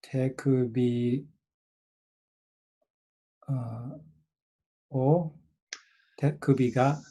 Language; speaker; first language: Japanese; non-native, learner; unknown